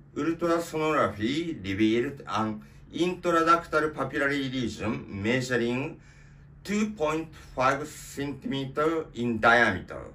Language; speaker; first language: English; non-native, learner; Japanese